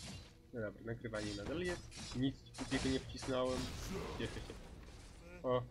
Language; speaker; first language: Polish; native; Polish